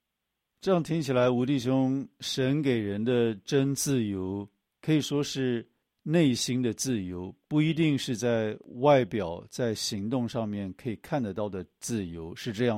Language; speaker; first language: Chinese; native; Chinese